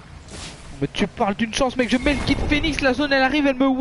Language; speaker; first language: French; native; French